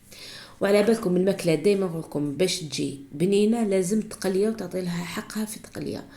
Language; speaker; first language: Arabic; native; Arabic